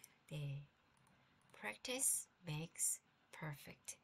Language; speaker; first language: English; non-native, fluent; Korean